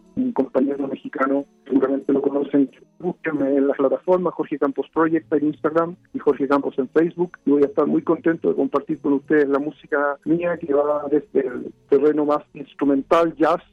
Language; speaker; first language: Spanish; native; Spanish